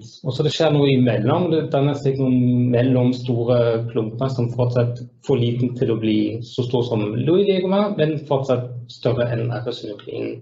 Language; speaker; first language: Norwegian; non-native, fluent; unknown